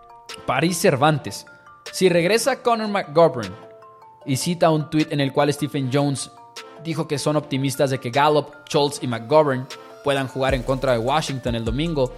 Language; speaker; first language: Spanish; native; Spanish